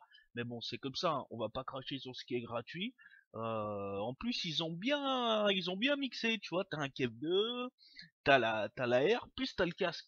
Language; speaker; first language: French; native; French